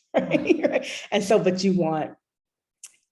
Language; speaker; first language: English; native; English